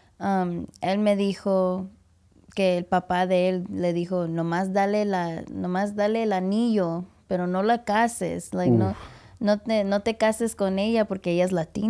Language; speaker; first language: Spanish; early bilingual, heritage; English